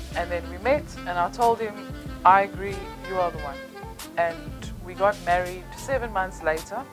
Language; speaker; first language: English; native; English